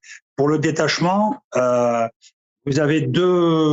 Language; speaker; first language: French; native; French